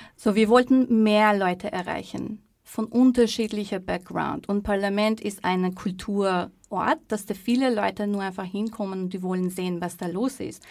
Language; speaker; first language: German; non-native, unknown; Persian